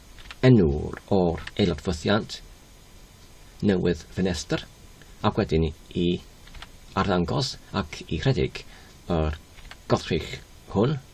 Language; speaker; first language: Welsh; non-native, learner; English